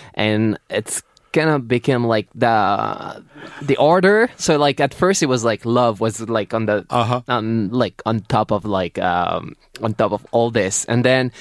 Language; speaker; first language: English; non-native, fluent; French